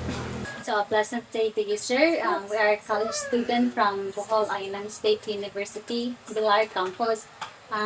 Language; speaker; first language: English; non-native, local second language; Cebuano